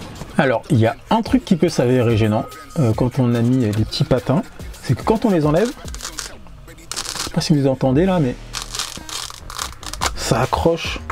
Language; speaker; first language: French; native; French